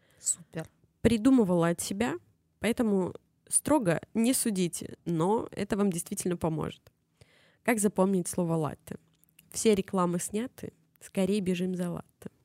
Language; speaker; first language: Russian; native; Russian